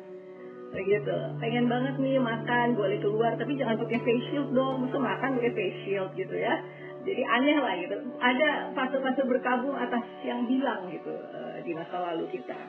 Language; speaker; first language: Indonesian; native; Indonesian